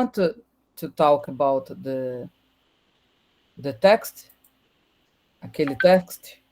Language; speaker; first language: English; non-native, learner; Portuguese